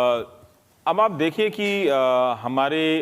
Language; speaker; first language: Hindi; native; Hindi